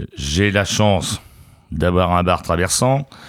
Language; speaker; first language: French; native; French